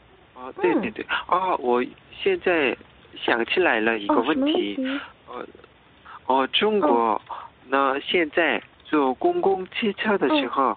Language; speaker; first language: Chinese; non-native, learner; Korean